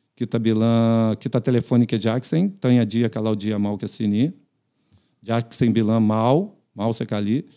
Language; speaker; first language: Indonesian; non-native, fluent; Portuguese